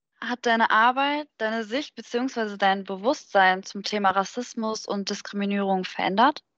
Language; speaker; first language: German; native; German